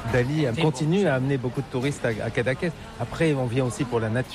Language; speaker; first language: French; native; French